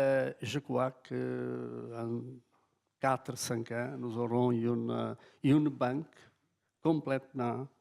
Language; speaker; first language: French; non-native, fluent; Portuguese